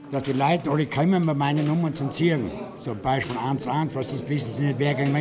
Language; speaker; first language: German; native; German